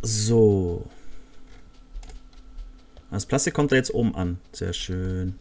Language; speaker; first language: German; native; German